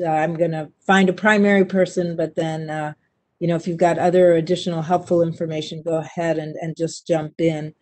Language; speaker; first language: English; native; English